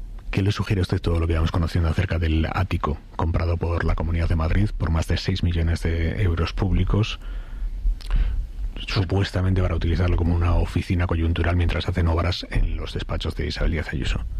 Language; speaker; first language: Spanish; native; Spanish